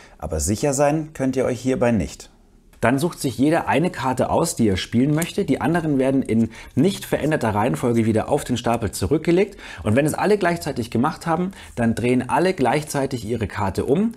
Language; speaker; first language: German; native; German